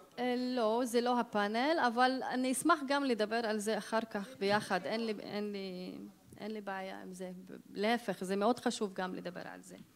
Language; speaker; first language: Hebrew; non-native, local second language; Arabic